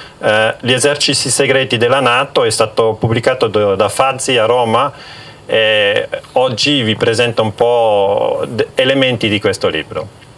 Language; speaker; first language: Italian; non-native, local second language; German